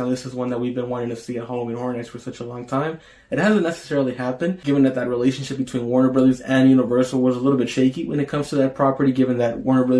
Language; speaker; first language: English; native; English